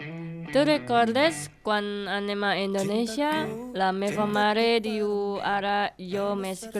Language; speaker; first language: Catalan; non-native, learner; Indonesian